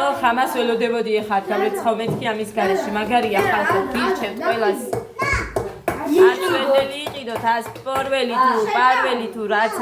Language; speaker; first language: Georgian; native; Georgian